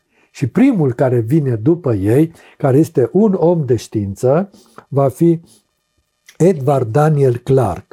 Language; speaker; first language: Romanian; native; Romanian